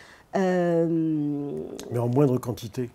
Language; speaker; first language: French; native; French